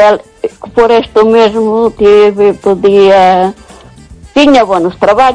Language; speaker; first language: Spanish; non-native, learner; Portuguese